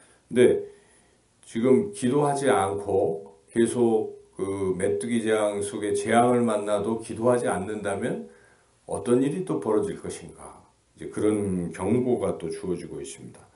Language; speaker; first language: Korean; native; Korean